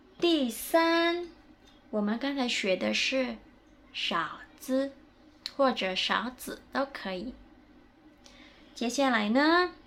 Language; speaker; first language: Chinese; non-native, fluent; Indonesian